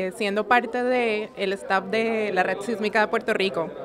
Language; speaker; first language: Spanish; native; Spanish